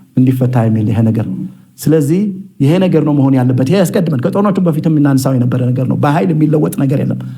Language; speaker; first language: Amharic; non-native, local second language; Tigrinya